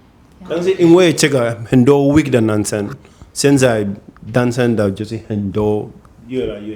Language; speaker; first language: Chinese; non-native, fluent; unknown